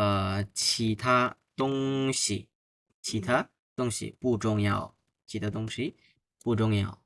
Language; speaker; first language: Chinese; non-native, fluent; Bangla